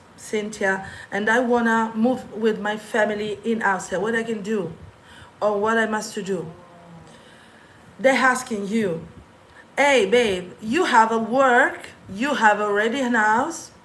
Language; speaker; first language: English; non-native, fluent; Italian